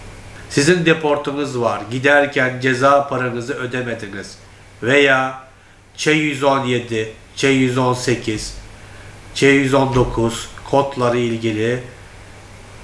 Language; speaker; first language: Turkish; non-native, fluent; Turkmen